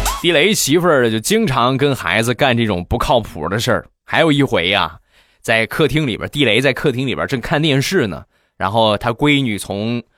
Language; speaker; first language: Chinese; native; Chinese